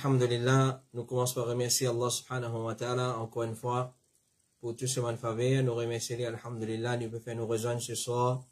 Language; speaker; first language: French; non-native, local second language; Morisyen